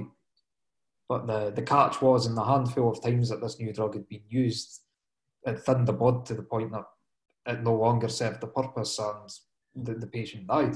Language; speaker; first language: English; native; English